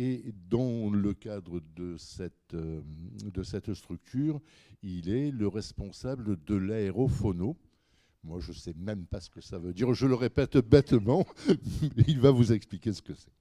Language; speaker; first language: French; native; French